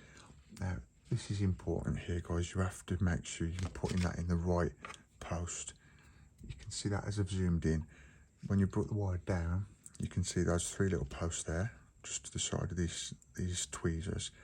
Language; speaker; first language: English; native; English